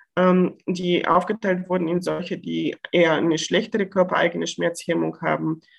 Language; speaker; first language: German; non-native, fluent; Bulgarian